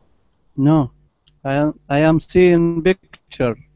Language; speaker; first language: English; non-native, learner; Arabic